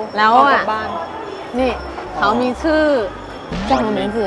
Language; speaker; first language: Thai; non-native, learner; Chinese